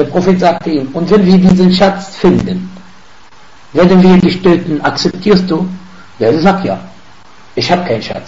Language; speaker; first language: German; non-native, fluent; Arabic